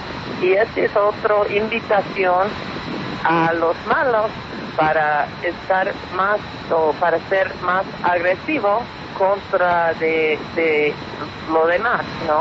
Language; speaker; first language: Spanish; non-native, fluent; English